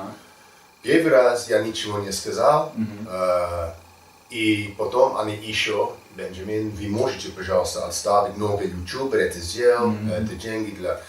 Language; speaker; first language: Russian; non-native, learner; English